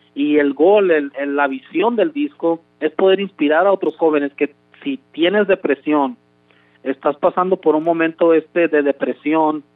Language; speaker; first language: Spanish; early bilingual, heritage; Spanish